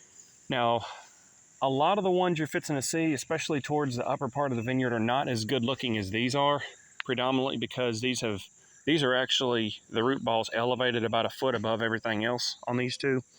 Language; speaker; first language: English; native; English